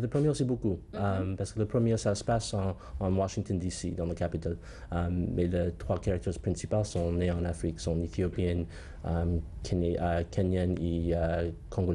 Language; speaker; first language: French; non-native, learner; English